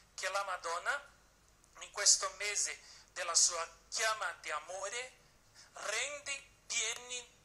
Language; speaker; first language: Italian; non-native, learner; Portuguese